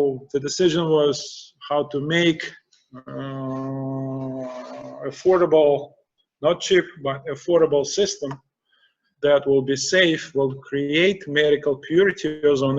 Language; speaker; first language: English; non-native, fluent; Russian